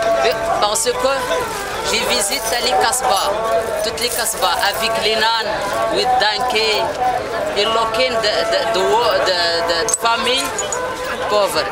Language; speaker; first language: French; non-native, learner; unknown